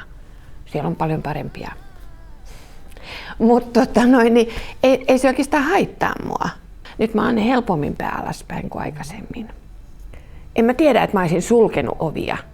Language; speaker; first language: Finnish; native; Finnish